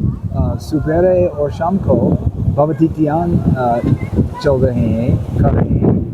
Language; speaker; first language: Hindi; non-native, learner; English